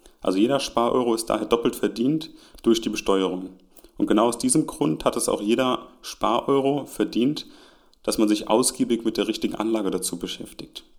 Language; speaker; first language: German; native; German